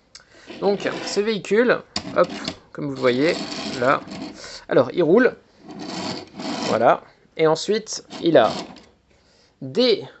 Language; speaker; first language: French; native; French